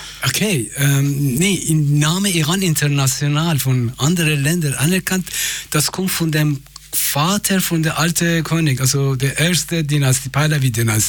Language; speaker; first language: German; non-native, fluent; Persian